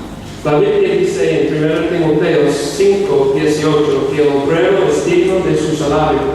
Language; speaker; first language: Spanish; non-native, fluent; English